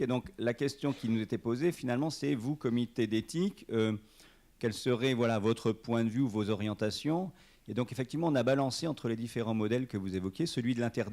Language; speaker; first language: French; native; French